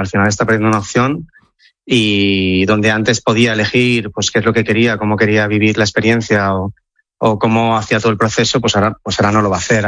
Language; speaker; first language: Spanish; native; Spanish